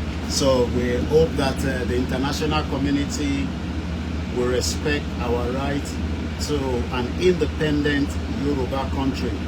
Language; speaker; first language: English; non-native, local second language; Yoruba